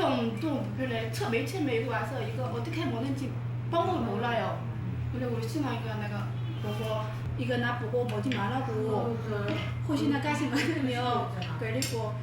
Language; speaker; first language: Korean; non-native, learner; Chinese